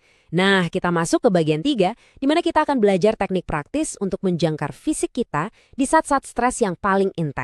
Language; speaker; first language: Indonesian; native; Indonesian